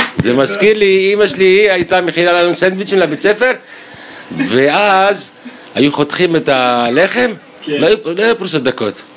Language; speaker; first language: Hebrew; native; Hebrew